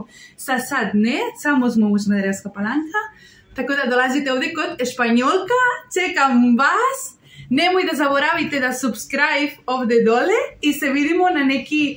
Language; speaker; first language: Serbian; non-native, learner; Spanish